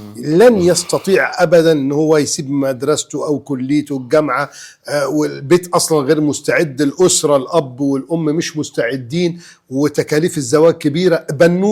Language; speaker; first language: Arabic; native; Arabic